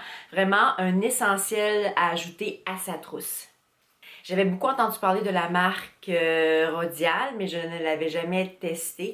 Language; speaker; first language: French; native; French